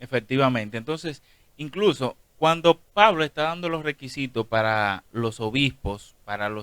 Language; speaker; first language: Spanish; native; Spanish